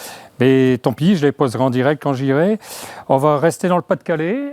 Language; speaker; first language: French; native; French